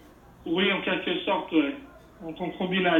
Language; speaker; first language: French; non-native, fluent; Portuguese